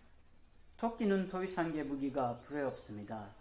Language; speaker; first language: Korean; non-native, learner; Turkish